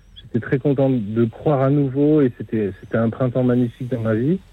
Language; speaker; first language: French; native; French